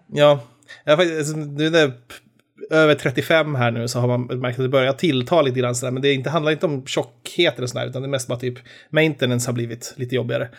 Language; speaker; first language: Swedish; native; Swedish